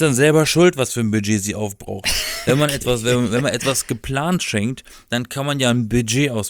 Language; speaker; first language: German; native; German